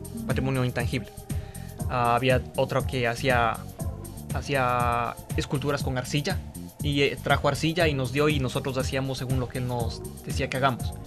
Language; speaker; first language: Spanish; native; Spanish